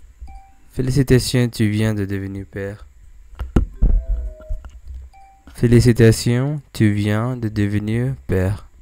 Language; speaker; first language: French; non-native, learner; English